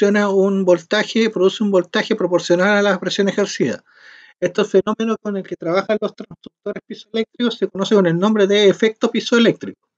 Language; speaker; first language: Spanish; native; Spanish